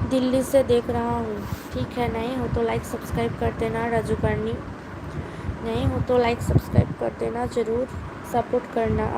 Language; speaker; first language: Hindi; non-native, local second language; Bangla